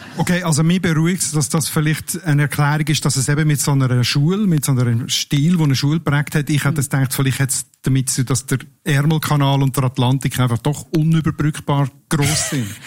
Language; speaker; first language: German; native; German